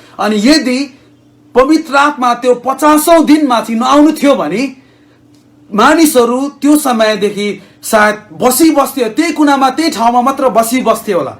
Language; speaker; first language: Nepali; native; Nepali